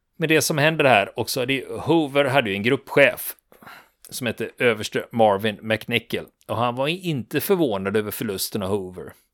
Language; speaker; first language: Swedish; native; Swedish